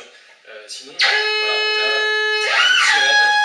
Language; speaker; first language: French; native; French